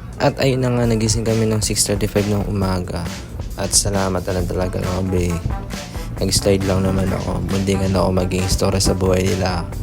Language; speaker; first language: Filipino; native; Filipino